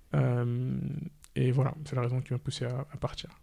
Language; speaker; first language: French; non-native, local second language; Wolof